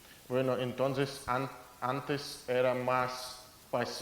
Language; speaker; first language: Spanish; non-native, fluent; Russian